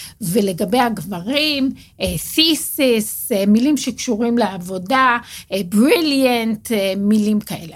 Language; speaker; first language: Hebrew; native; Hebrew